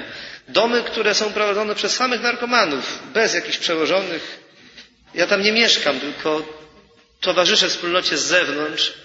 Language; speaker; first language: Polish; native; Polish